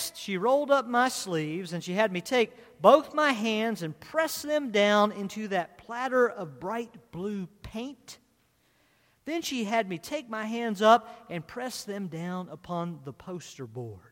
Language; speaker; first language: English; native; English